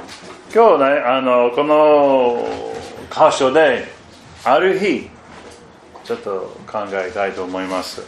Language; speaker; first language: Japanese; non-native, fluent; German